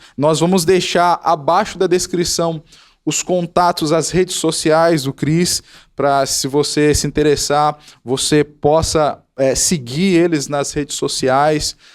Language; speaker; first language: Portuguese; native; Portuguese